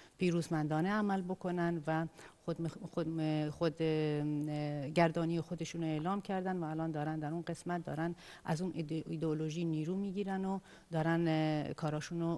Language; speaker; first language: Persian; non-native, local second language; Kurdish